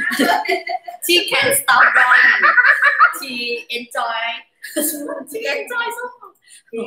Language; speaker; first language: English; non-native, learner; Thai